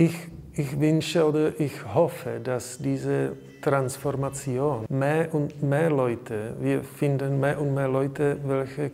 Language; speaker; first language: German; non-native, learner; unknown